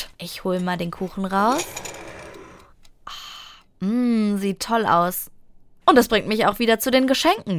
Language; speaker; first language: German; native; German